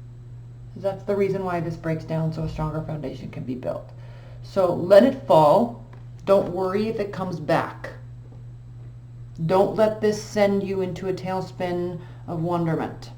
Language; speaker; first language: English; native; English